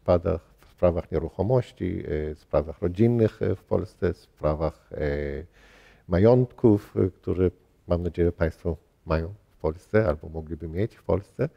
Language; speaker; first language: Polish; early bilingual, heritage; English